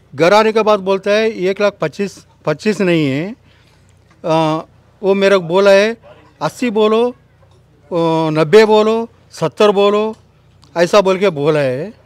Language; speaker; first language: Hindi; non-native, local second language; Telugu